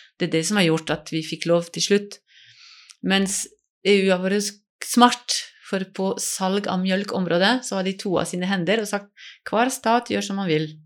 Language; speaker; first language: Norwegian; non-native, fluent; French